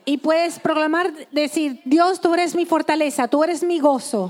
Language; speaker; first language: Spanish; native; Spanish